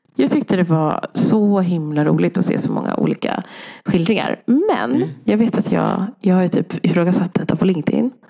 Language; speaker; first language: Swedish; early bilingual, other home language; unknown